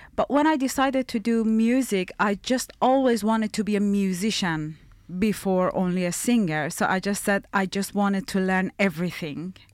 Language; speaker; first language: English; non-native, fluent; Persian